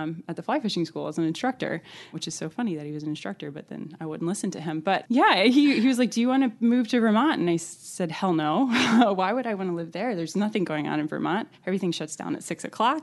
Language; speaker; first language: English; native; English